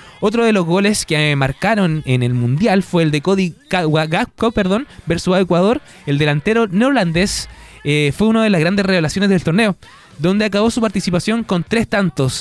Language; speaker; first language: Spanish; native; Spanish